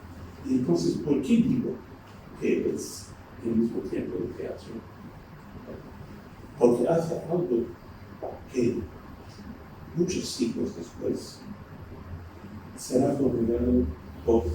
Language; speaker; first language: Spanish; non-native, fluent; Turkish